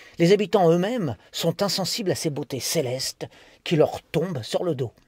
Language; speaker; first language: French; native; French